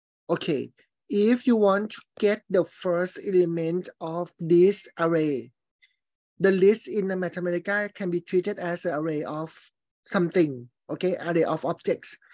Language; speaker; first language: English; non-native, fluent; Thai